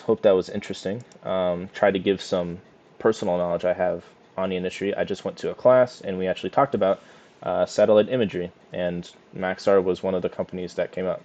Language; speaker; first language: English; native; English